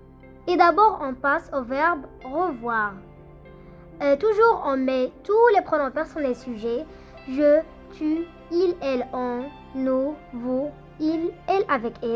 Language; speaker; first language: French; non-native, fluent; Arabic